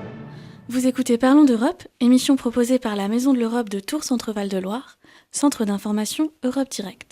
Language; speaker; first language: French; native; French